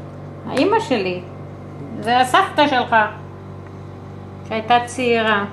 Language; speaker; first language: Hebrew; early bilingual, other home language; German